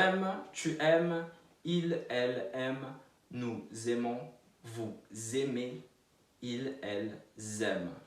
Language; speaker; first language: French; non-native, fluent; Portuguese